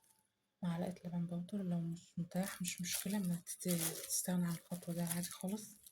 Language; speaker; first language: Arabic; native; Arabic